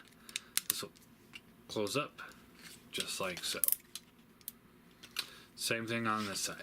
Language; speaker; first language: English; native; English